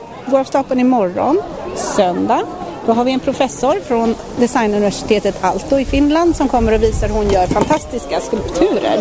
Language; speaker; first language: Swedish; native; Swedish